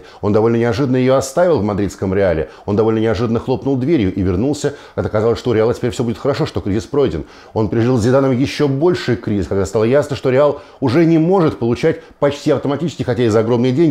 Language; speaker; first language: Russian; native; Russian